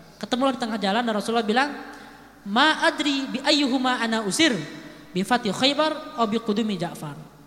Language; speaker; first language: Indonesian; native; Indonesian